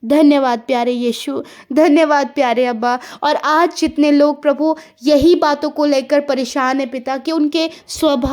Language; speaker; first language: Hindi; native; Hindi